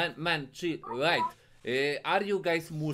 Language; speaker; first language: English; non-native, learner; Polish